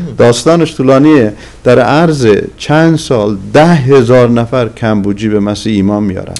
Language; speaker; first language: Persian; non-native, local second language; Azerbaijani